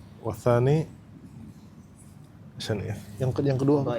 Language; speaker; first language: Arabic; non-native, fluent; Banjar